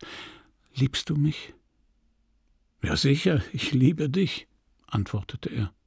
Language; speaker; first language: German; native; German